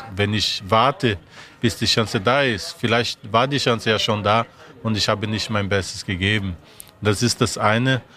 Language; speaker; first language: German; non-native, fluent; Portuguese